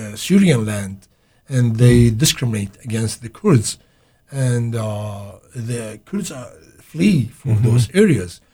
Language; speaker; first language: English; non-native, fluent; Arabic